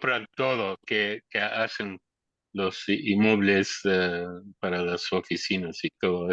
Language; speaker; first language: Spanish; non-native, learner; English